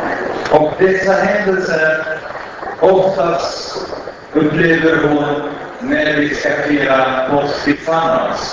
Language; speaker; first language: Swedish; non-native, fluent; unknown